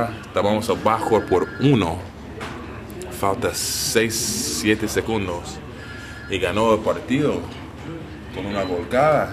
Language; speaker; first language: Spanish; non-native, learner; English